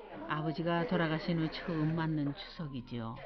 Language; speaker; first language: Korean; native; Korean